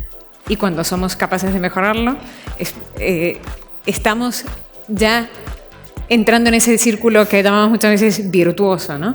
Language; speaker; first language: Spanish; native; Spanish